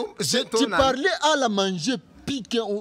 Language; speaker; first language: French; non-native, local second language; Rundi